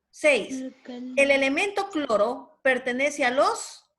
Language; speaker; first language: Spanish; native; Spanish